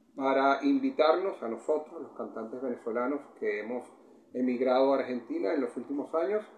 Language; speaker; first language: Spanish; native; Spanish